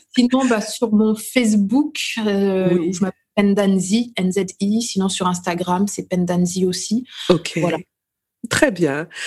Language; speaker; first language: French; native; French